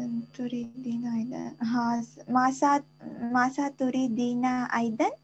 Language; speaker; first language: Arabic; non-native, learner; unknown